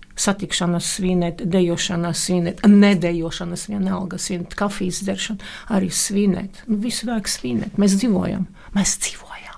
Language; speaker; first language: Latvian; non-native, local second language; Russian